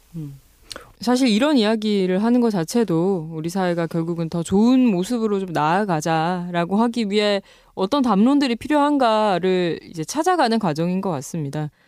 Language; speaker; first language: Korean; native; Korean